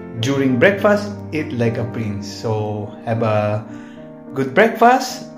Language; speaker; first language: English; non-native, local second language; Filipino